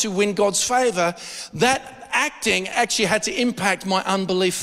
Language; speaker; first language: English; native; English